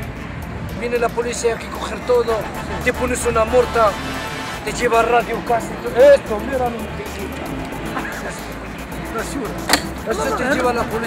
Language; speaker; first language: Spanish; non-native, learner; Arabic